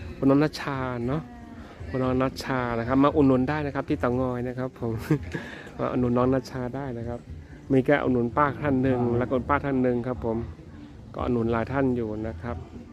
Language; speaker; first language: Thai; native; Thai